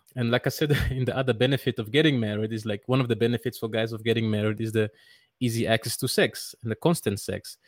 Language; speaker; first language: English; non-native, fluent; Dutch